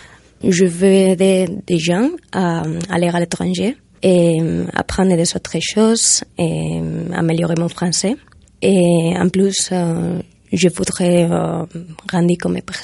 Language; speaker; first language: French; non-native, fluent; Spanish